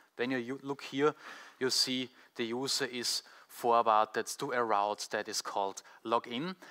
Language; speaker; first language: English; non-native, fluent; German